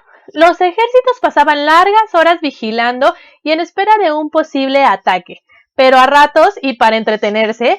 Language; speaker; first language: Spanish; native; Spanish